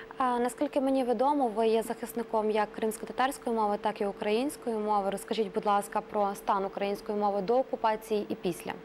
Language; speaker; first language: Ukrainian; native; Ukrainian